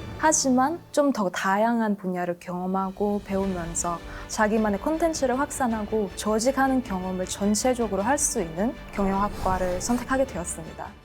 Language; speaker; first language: Korean; non-native, fluent; Indonesian